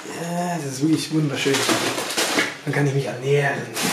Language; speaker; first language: German; native; German